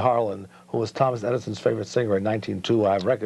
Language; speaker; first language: English; native; English